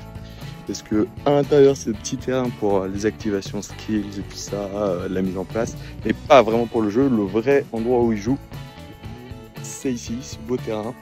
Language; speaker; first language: French; native; French